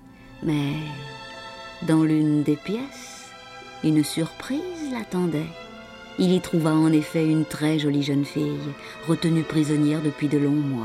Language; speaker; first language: French; native; French